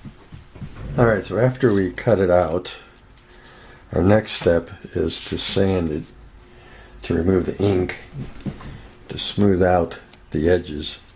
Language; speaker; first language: English; native; English